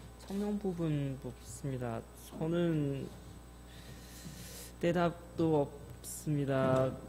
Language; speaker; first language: Korean; non-native, learner; Chinese